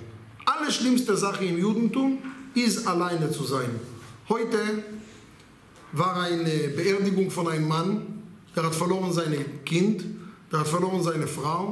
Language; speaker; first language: German; non-native, learner; Hebrew